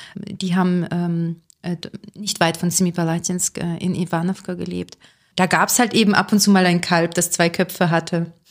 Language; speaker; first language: German; early bilingual, other home language; Russian